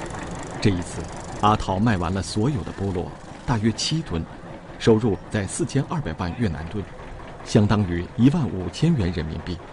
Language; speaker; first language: Chinese; native; Chinese